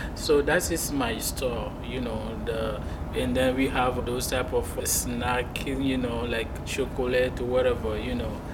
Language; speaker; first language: English; non-native, fluent; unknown